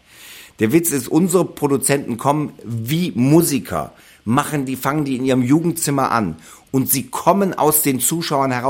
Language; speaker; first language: German; native; German